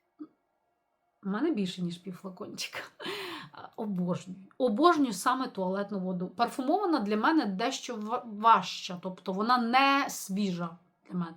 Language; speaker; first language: Ukrainian; native; Ukrainian